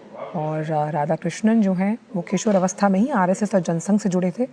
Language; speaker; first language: Hindi; native; Hindi